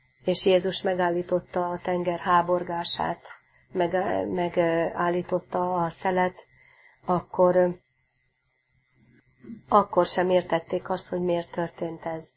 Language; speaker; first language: Hungarian; native; Hungarian